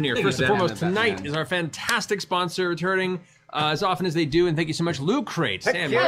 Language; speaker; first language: English; native; English